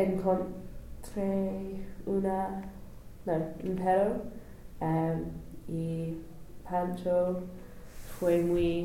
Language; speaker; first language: Spanish; non-native, learner; English